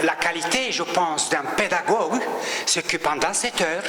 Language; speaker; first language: French; non-native, local second language; Romanian